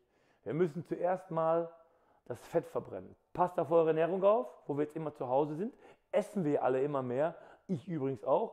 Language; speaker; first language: German; native; German